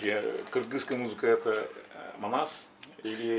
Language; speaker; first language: Russian; non-native, local second language; Yakut